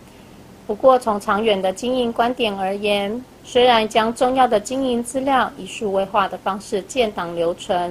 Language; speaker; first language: Chinese; native; Chinese